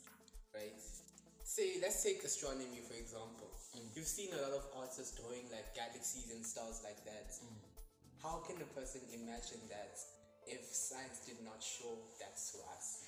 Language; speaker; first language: English; non-native, local second language; Zulu